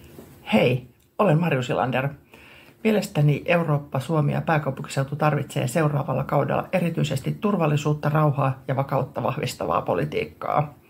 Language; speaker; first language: Finnish; native; Finnish